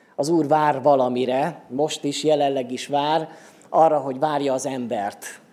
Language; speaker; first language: Hungarian; native; Hungarian